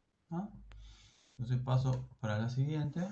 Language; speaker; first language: Spanish; native; Spanish